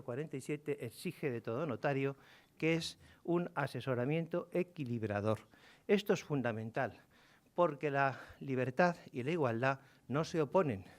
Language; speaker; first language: Spanish; native; Spanish